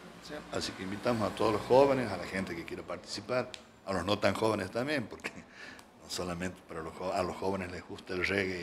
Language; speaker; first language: Spanish; native; Spanish